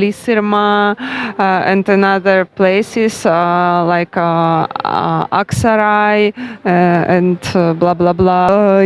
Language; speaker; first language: English; non-native, learner; Russian